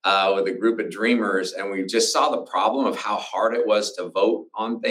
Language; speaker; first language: English; native; English